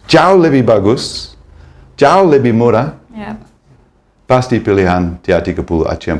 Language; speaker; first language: Indonesian; non-native, fluent; English